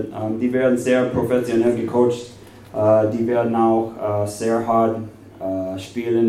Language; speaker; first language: German; non-native, fluent; English